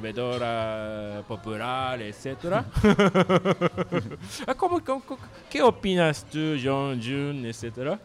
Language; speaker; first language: Spanish; non-native, learner; Japanese